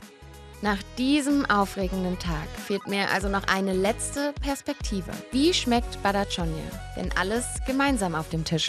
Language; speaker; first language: German; native; German